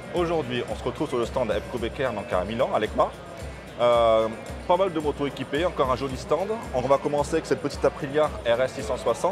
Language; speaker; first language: French; native; French